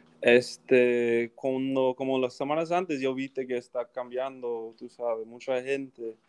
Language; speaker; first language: Spanish; early bilingual, heritage; English